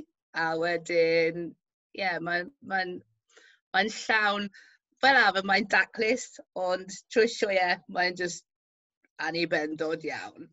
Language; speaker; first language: Welsh; non-native, local second language; English